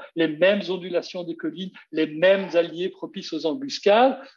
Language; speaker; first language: French; native; French